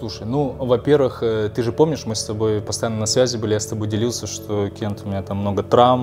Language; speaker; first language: Russian; native; Russian